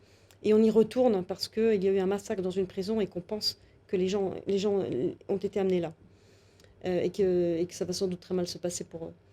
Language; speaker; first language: French; native; French